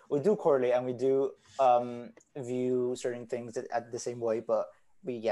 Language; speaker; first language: English; non-native, fluent; Spanish